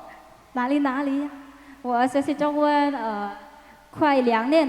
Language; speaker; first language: Chinese; non-native, learner; Indonesian